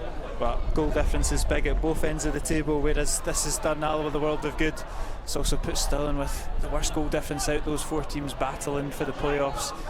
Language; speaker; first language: English; native; English